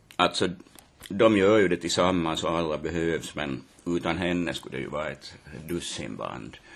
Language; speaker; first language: Swedish; native; Swedish